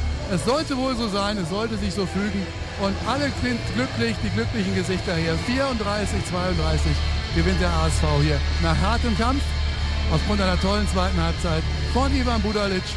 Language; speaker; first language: German; native; German